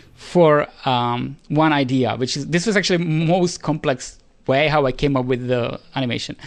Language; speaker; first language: English; non-native, fluent; Czech